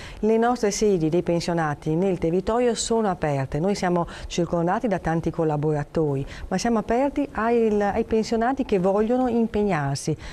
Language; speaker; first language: Italian; native; Italian